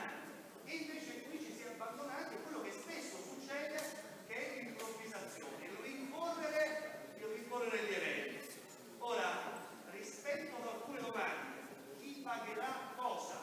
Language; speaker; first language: Italian; native; Italian